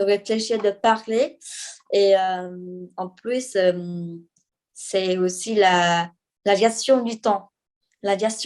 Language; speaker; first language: French; non-native, fluent; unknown